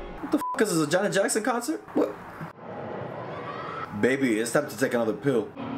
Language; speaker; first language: English; native; English